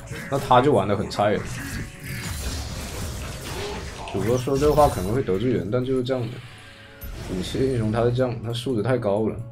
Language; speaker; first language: Chinese; native; Chinese